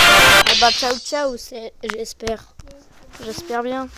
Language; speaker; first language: French; native; French